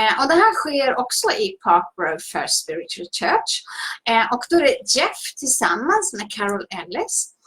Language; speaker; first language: Swedish; native; Swedish